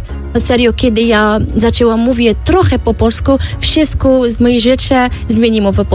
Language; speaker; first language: Polish; non-native, learner; Arabic